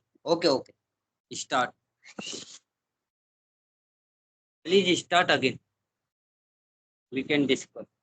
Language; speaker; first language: English; non-native, learner; Hindi